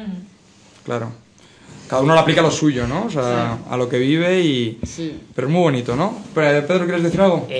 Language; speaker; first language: Spanish; native; Spanish